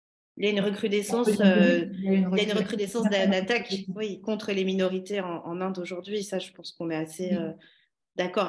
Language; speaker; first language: French; native; French